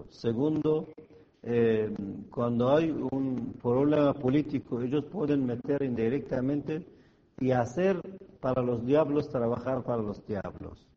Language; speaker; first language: Spanish; non-native, fluent; Persian